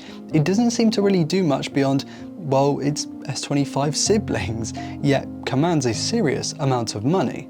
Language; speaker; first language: English; native; English